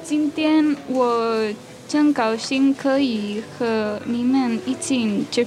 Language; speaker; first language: Chinese; non-native, learner; Spanish